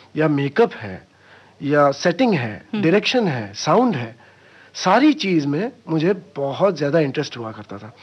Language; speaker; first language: Hindi; non-native, local second language; Marathi